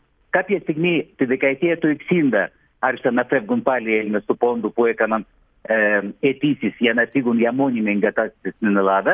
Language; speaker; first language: Greek; early bilingual, heritage; Greek